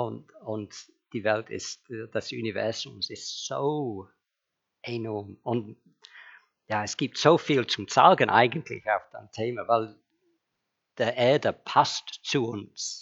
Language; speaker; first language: German; non-native, fluent; English